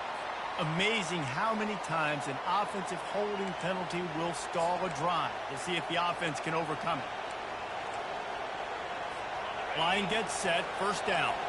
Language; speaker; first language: English; native; English